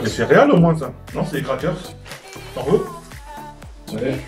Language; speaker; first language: French; native; French